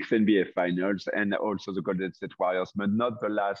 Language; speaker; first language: English; non-native, fluent; French